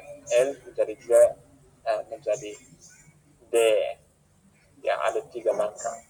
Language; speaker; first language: Indonesian; non-native, fluent; English